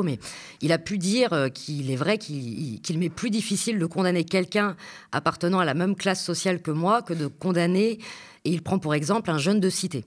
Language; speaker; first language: French; native; French